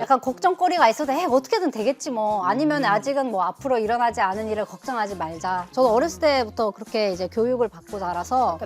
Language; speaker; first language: Korean; non-native, fluent; Kazakh